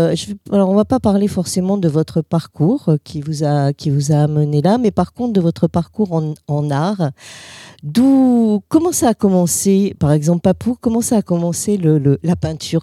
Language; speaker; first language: French; native; French